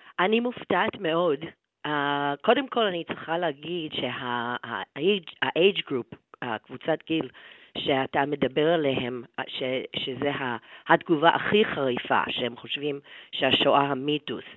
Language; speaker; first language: Hebrew; non-native, fluent; English